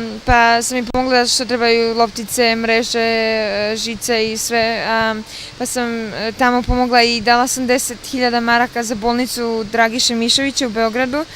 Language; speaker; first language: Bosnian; early bilingual, other home language; Serbian